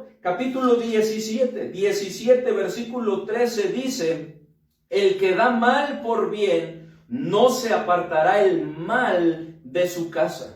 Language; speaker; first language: Spanish; native; Spanish